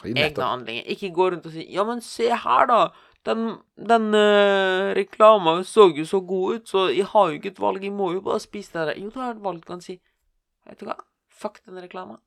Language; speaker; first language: Norwegian; native; Norwegian